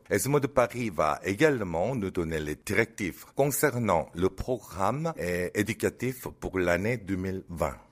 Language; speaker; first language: French; non-native, fluent; Korean